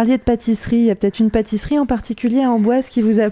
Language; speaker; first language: French; native; French